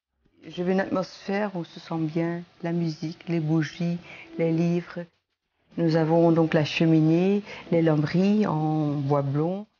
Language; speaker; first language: French; non-native, local second language; Dutch